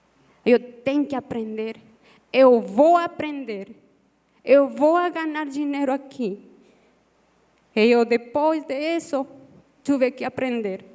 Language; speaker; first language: Portuguese; non-native, learner; Spanish